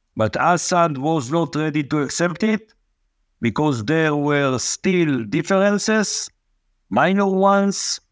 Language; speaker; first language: English; non-native, fluent; Hebrew